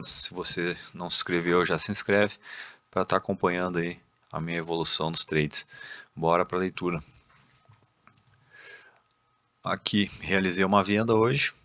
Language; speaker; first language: Portuguese; native; Portuguese